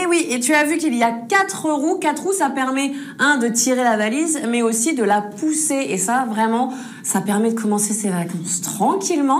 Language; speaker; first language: French; native; French